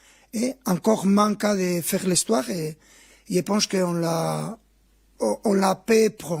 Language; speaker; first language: French; non-native, learner; Spanish